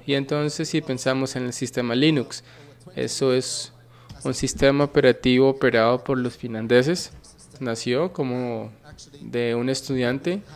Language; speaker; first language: Spanish; non-native, fluent; Finnish